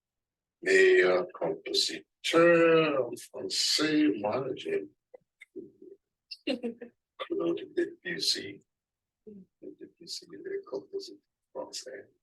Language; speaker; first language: French; non-native, learner; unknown